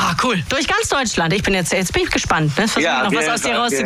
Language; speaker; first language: German; native; German